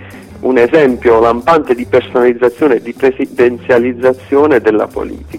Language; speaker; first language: Italian; native; Italian